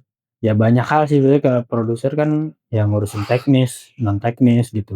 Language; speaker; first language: Indonesian; native; Indonesian